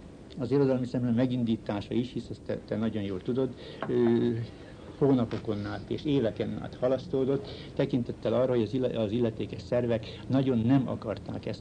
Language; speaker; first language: Hungarian; native; Hungarian